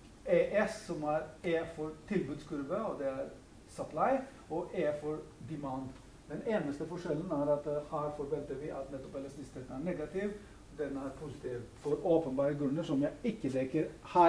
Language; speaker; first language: Norwegian; non-native, fluent; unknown